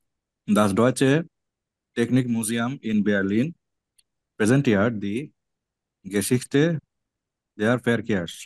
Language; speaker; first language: German; non-native, learner; Bangla